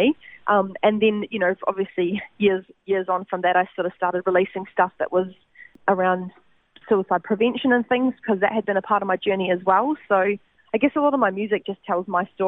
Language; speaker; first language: English; native; English